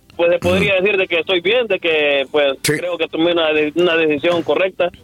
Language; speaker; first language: Spanish; native; Spanish